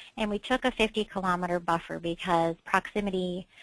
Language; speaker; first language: English; native; English